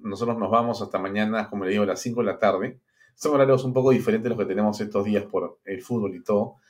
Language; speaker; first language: Spanish; native; Spanish